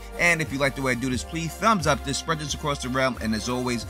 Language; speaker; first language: English; native; English